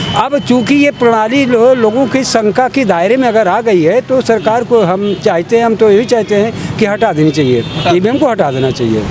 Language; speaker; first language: Hindi; native; Hindi